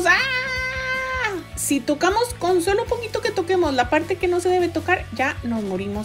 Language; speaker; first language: Spanish; native; Spanish